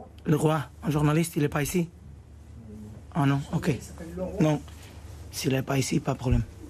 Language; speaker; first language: French; non-native, fluent; Portuguese